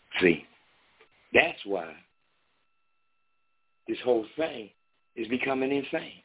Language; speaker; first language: English; native; English